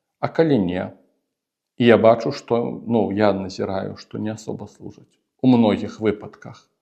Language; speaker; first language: Belarusian; non-native, local second language; Russian